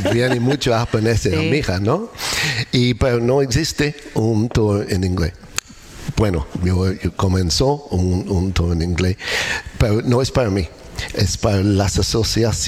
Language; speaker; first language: Spanish; non-native, learner; English